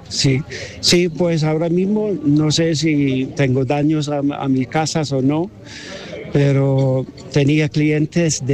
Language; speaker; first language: Spanish; non-native, learner; English